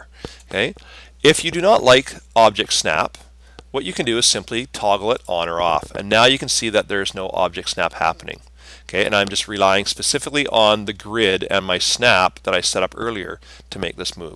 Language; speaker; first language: English; native; English